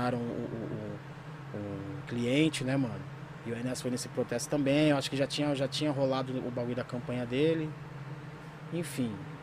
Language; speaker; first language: Portuguese; native; Portuguese